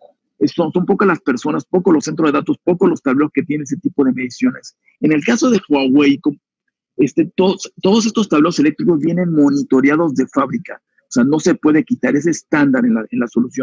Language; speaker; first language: Spanish; native; Spanish